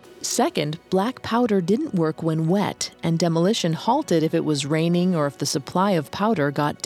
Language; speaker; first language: English; native; English